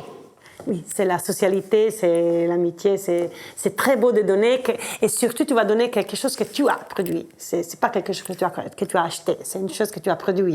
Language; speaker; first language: French; non-native, fluent; Italian